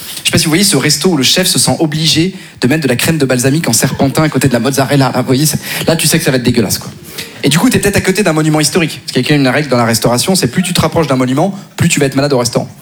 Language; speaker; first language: French; native; French